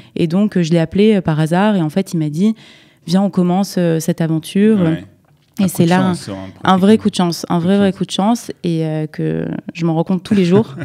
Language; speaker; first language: French; native; French